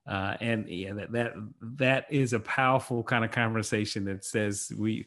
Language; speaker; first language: English; native; English